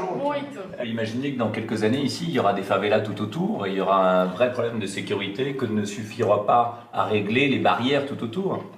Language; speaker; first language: French; native; French